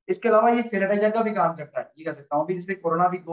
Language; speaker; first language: Hindi; native; Hindi